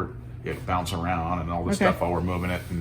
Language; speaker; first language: English; native; English